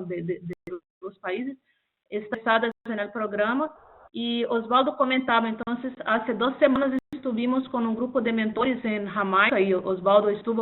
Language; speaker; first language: Spanish; non-native, fluent; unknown